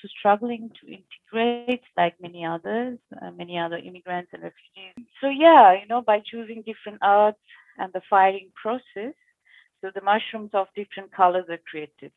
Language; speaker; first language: English; non-native, local second language; Bangla